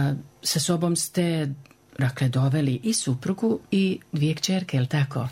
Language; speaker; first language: Serbian; native; Serbian